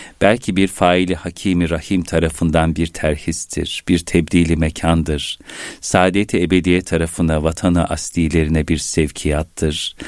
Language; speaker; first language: Turkish; native; Turkish